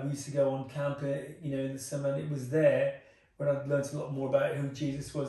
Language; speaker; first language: English; native; English